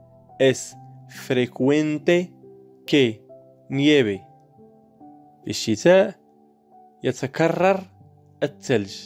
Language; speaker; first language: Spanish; non-native, learner; Arabic